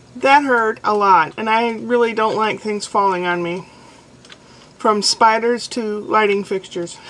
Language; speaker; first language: English; native; English